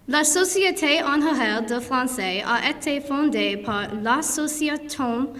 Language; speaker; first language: French; non-native, learner; English